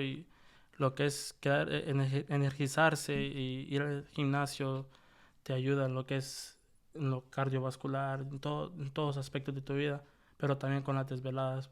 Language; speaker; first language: Spanish; early bilingual, heritage; Spanish